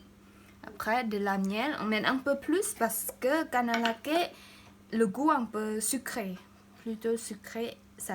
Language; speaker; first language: French; non-native, learner; Khmer